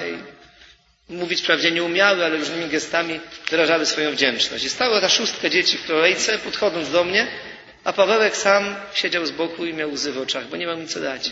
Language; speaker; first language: Polish; native; Polish